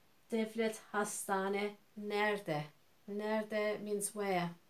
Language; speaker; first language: Turkish; early bilingual, heritage; Turkish